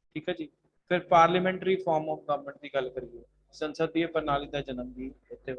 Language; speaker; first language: Hindi; non-native, local second language; Punjabi